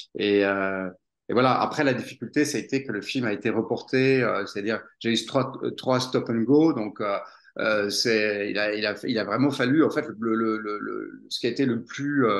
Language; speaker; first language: French; native; French